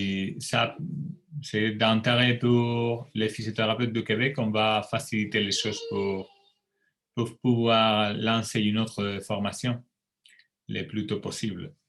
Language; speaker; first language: French; non-native, fluent; Spanish